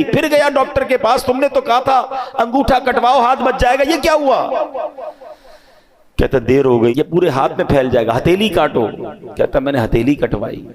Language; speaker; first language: Urdu; native; Urdu